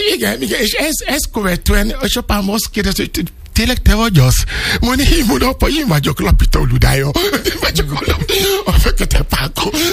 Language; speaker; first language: Hungarian; non-native, learner; Yoruba